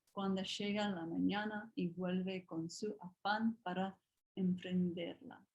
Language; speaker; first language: Spanish; non-native, learner; English